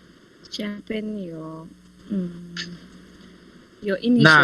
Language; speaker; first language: Chinese; non-native, learner; Indonesian